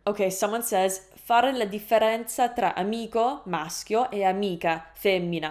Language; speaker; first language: Italian; non-native, fluent; English